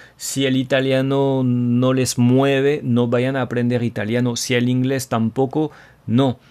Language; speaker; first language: Spanish; non-native, fluent; French